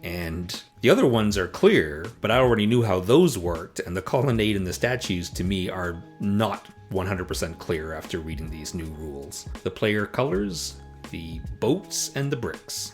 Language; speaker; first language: English; native; English